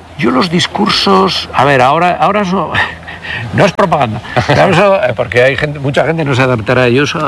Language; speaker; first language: Spanish; native; Spanish